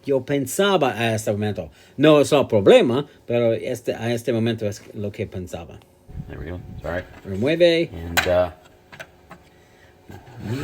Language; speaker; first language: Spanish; non-native, learner; English